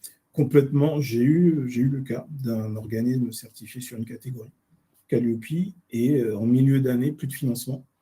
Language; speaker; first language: French; native; French